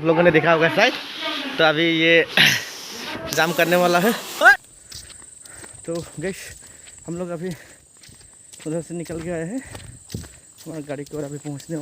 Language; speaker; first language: Hindi; non-native, local second language; Nepali